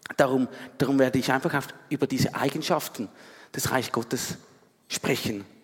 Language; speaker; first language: German; native; German